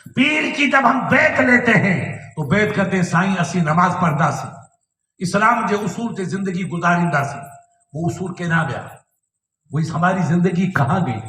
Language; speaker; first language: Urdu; non-native, local second language; Sindhi